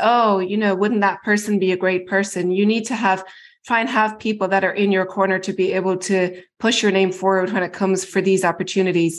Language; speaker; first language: English; native; English